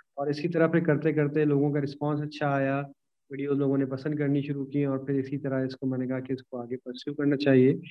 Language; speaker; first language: Urdu; native; Urdu